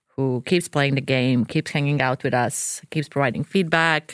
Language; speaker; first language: English; non-native, fluent; Croatian